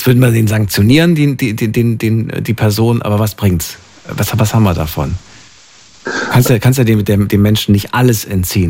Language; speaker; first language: German; native; German